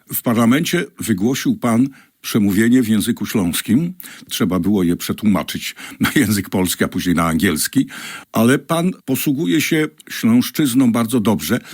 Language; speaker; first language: Polish; native; Polish